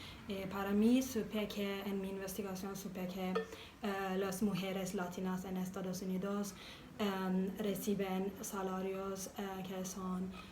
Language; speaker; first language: Spanish; non-native, learner; English